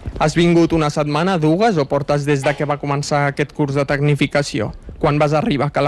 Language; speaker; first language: Catalan; native; Catalan